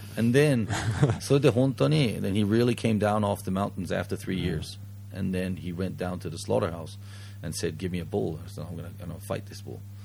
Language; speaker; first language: English; early bilingual, heritage; English